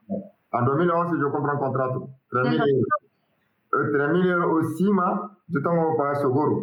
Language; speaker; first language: Spanish; non-native, learner; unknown